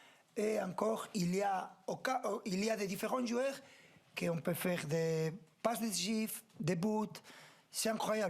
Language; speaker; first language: French; non-native, fluent; Spanish